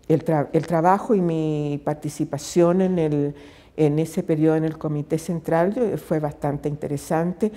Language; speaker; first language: Spanish; native; Spanish